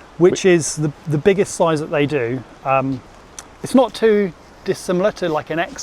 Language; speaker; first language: English; native; English